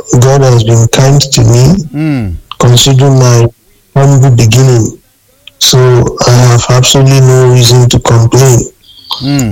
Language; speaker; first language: English; non-native, local second language; Yoruba